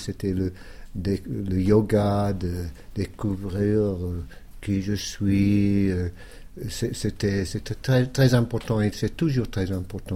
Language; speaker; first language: French; non-native, fluent; English